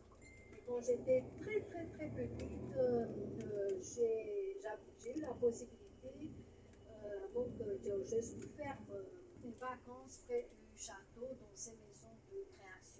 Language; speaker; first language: French; non-native, fluent; Romanian